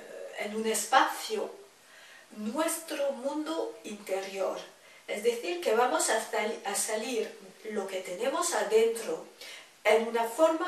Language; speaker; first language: Spanish; non-native, fluent; French